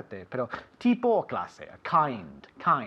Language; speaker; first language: Spanish; non-native, fluent; English